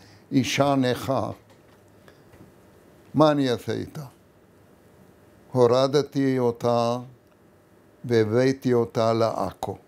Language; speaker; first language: Hebrew; non-native, fluent; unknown